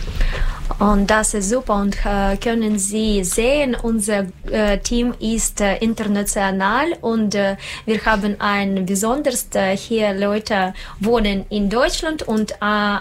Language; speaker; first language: German; non-native, learner; Russian